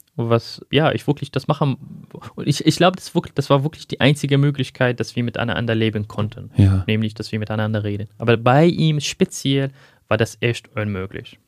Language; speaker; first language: German; non-native, fluent; Arabic